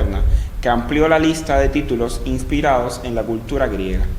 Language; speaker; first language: Spanish; native; Spanish